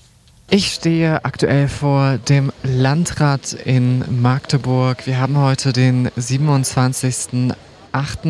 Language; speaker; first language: German; native; German